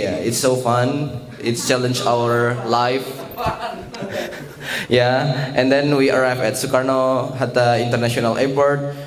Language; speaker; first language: English; non-native, learner; Indonesian